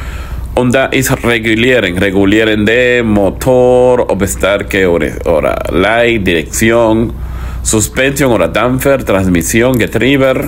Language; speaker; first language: German; non-native, learner; Spanish